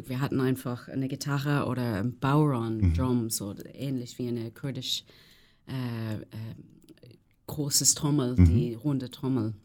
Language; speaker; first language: German; non-native, fluent; English